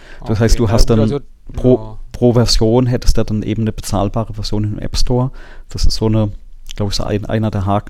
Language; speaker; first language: German; native; German